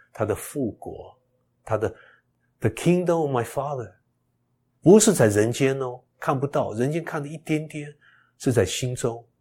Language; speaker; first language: Chinese; early bilingual, heritage; Chinese